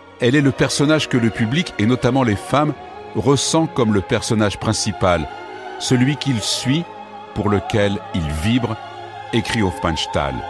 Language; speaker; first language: French; native; French